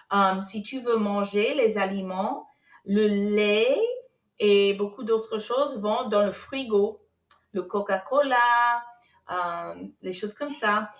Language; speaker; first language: French; non-native, fluent; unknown